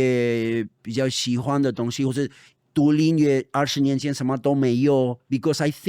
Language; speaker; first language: Chinese; non-native, fluent; Spanish